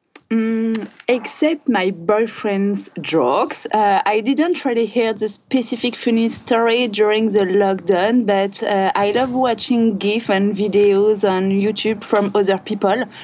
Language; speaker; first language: English; non-native, learner; French